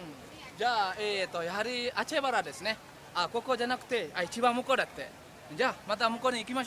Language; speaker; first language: Japanese; non-native, learner; Indonesian